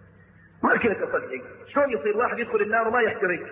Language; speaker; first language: Arabic; native; Arabic